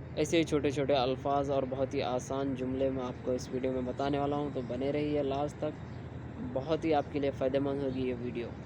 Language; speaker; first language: Urdu; native; Urdu